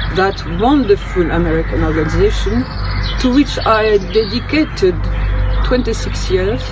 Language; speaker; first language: English; non-native, fluent; French